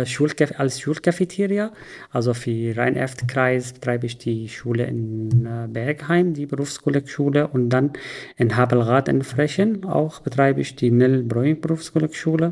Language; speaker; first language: German; non-native, learner; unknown